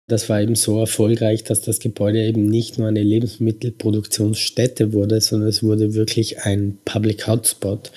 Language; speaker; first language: German; native; German